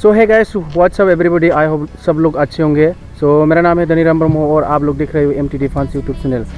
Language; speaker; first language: Hindi; non-native, local second language; Bodo